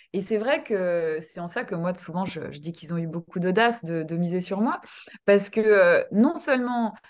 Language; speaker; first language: French; early bilingual, other home language; Kinyarwanda